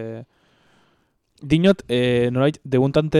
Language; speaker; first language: Basque; native; Basque